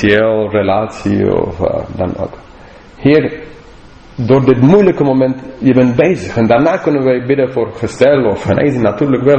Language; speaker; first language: Dutch; non-native, fluent; English